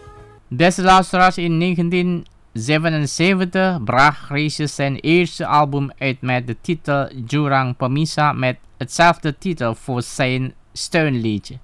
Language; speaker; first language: Dutch; non-native, fluent; Indonesian